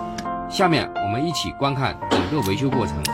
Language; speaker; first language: Chinese; native; Chinese